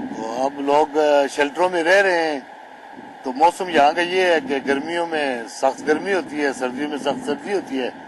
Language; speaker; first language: Urdu; non-native, local second language; Northern Hindko